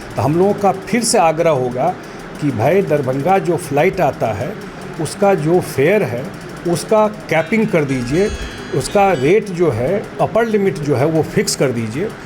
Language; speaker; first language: Hindi; native; Hindi